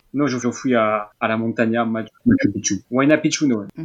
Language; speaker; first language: Spanish; non-native, learner; French